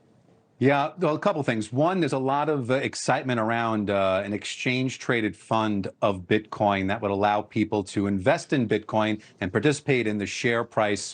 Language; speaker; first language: English; native; English